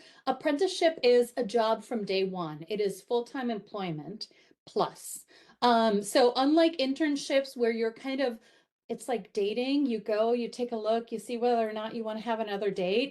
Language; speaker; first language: English; native; English